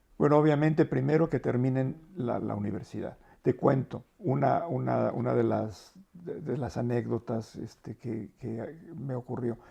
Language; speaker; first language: Spanish; native; Spanish